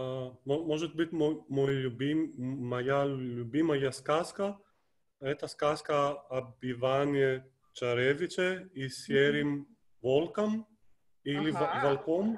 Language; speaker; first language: Russian; non-native, fluent; Greek